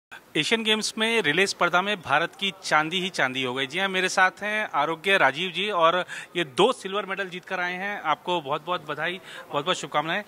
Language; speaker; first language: Hindi; native; Hindi